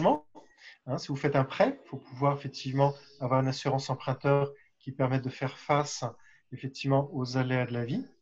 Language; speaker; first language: French; native; French